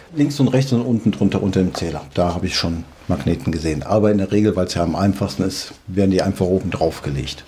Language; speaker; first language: German; native; German